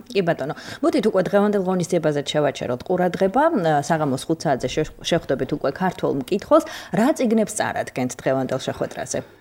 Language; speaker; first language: Georgian; native; Georgian